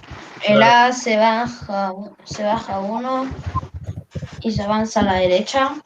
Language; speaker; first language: Spanish; native; Spanish